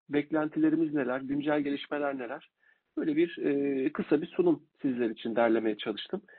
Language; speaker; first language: Turkish; native; Turkish